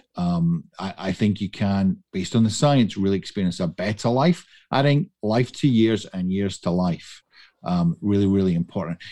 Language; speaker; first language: English; native; English